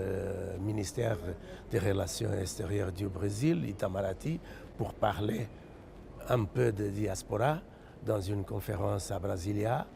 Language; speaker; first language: French; non-native, fluent; Portuguese